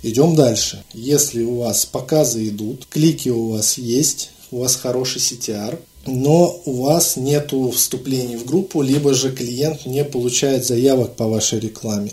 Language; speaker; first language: Russian; native; Russian